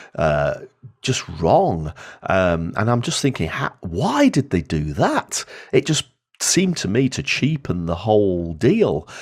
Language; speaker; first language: English; native; English